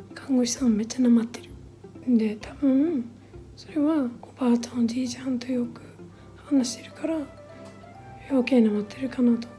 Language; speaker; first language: Japanese; non-native, fluent; English